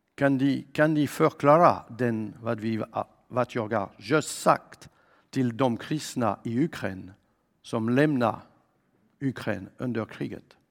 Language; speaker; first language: Swedish; non-native, fluent; French